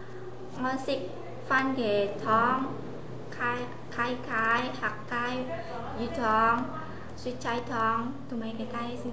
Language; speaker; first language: Cantonese; non-native, learner; Indonesian